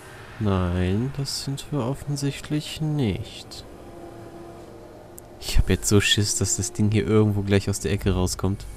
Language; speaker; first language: German; native; German